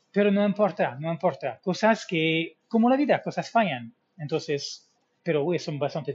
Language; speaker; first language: Spanish; non-native, fluent; English